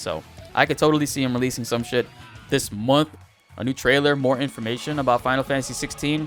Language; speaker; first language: English; native; English